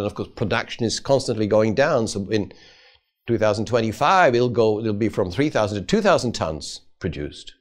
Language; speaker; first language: English; non-native, fluent; Swedish